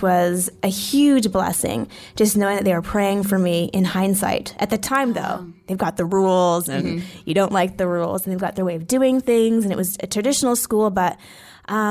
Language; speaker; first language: English; native; English